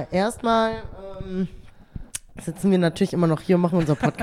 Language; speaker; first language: German; native; German